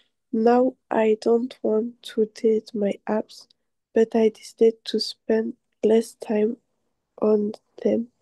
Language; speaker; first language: English; non-native, learner; French